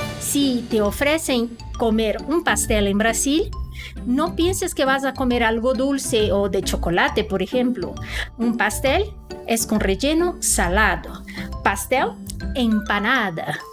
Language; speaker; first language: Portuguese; non-native, fluent; Spanish